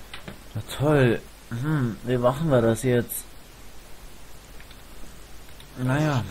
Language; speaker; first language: German; native; German